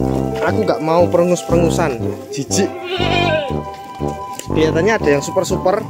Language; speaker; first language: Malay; non-native, local second language; Javanese